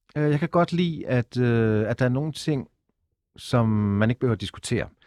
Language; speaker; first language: Danish; native; Danish